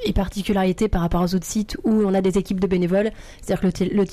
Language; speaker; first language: French; native; French